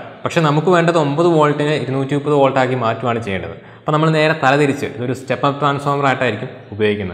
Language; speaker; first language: Malayalam; native; Malayalam